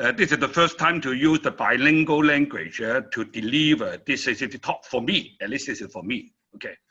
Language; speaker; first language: English; non-native, learner; Chinese